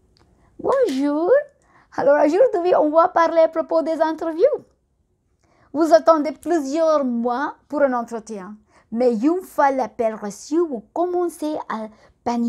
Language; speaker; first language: French; non-native, fluent; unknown